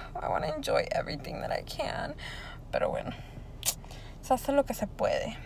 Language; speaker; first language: English; early bilingual, other home language; Spanish